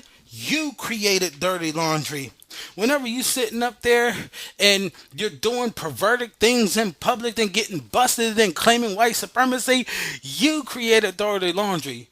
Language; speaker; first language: English; native; English